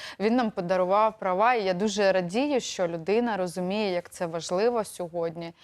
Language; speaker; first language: Ukrainian; native; Ukrainian